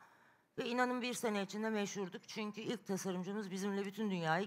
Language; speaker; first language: Turkish; native; Turkish